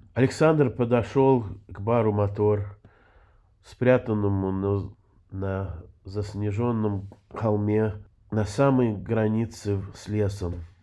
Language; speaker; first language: Russian; early bilingual, heritage; Russian